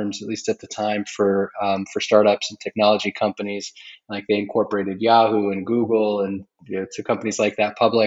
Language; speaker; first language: English; native; English